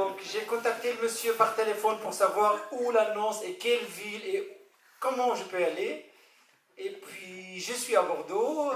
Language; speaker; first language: French; non-native, fluent; Arabic